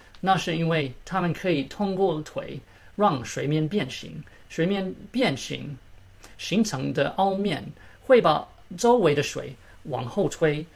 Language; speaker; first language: Chinese; early bilingual, heritage; Chinese